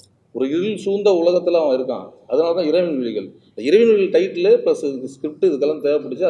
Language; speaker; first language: Tamil; native; Tamil